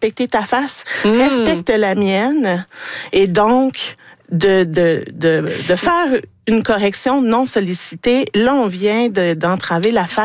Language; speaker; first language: French; native; French